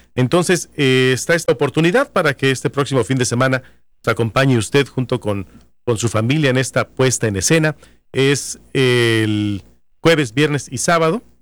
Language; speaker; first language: Spanish; native; Spanish